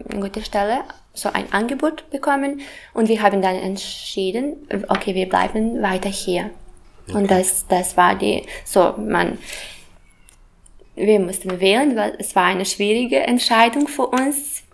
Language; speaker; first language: German; non-native, fluent; Serbian